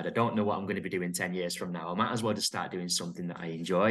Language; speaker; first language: English; native; English